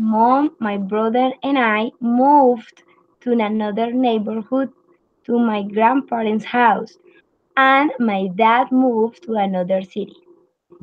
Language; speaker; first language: English; non-native, learner; Spanish